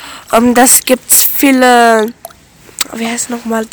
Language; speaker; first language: German; non-native, local second language; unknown